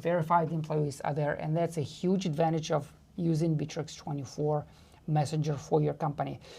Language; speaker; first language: English; non-native, fluent; Russian